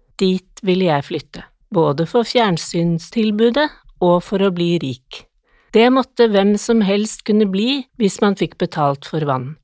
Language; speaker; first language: Norwegian; native; Norwegian